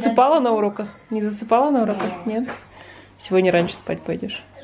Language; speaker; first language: Russian; native; Russian